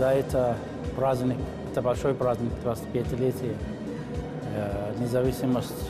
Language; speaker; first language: Russian; non-native, learner; Arabic